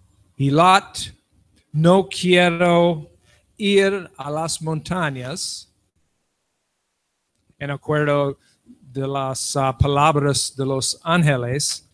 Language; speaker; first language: Spanish; non-native, learner; English